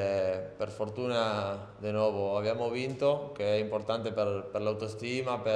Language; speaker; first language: Italian; non-native, learner; Spanish